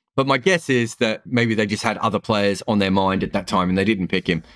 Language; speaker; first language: English; native; English